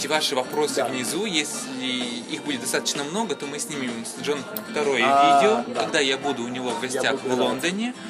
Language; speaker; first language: Russian; native; Russian